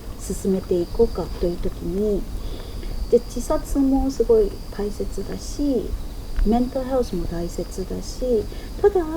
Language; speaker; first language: Japanese; non-native, fluent; Chinese